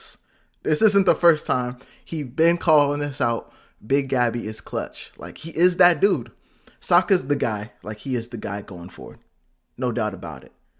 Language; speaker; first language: English; native; English